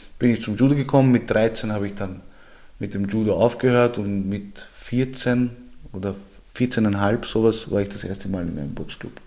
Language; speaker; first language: German; early bilingual, other home language; Georgian